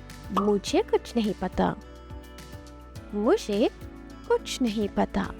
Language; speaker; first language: Hindi; non-native, fluent; Sinhala